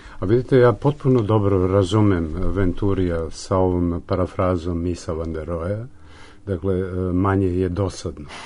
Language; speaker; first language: Serbian; native; Serbian